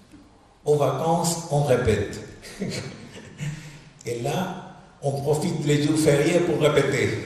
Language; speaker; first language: French; non-native, fluent; Spanish